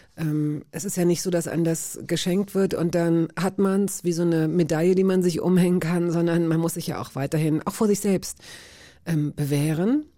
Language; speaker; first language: German; native; German